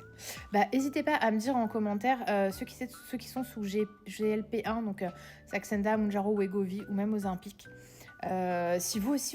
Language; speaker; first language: French; native; French